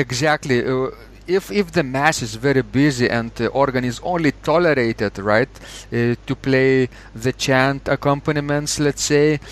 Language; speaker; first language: English; non-native, fluent; Lithuanian